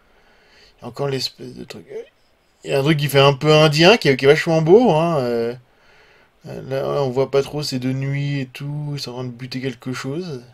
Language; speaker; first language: French; native; French